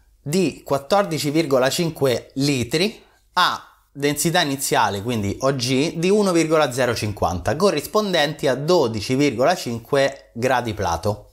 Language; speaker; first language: Italian; native; Italian